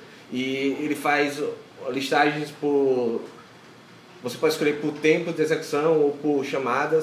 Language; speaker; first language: Portuguese; native; Portuguese